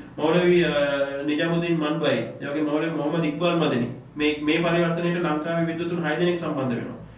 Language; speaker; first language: Sinhala; non-native, local second language; Tamil